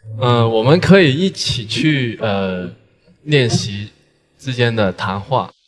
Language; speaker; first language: Chinese; non-native, local second language; Cantonese